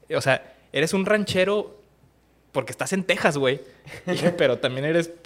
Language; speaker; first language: Spanish; native; Spanish